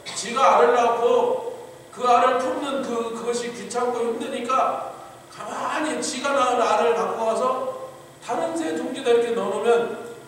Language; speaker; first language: Korean; native; Korean